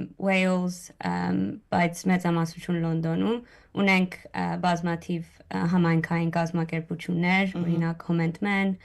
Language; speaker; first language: Armenian; early bilingual, heritage; Armenian